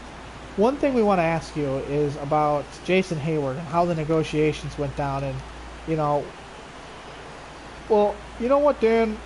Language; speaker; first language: English; native; English